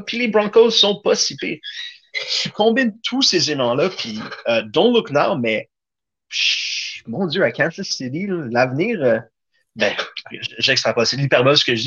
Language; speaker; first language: French; native; French